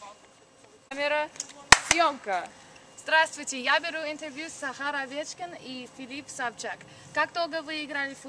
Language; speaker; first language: Russian; non-native, learner; English